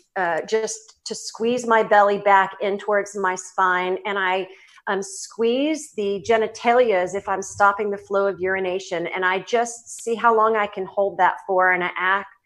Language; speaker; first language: English; native; English